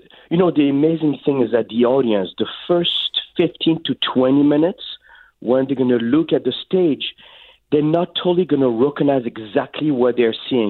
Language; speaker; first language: English; non-native, fluent; French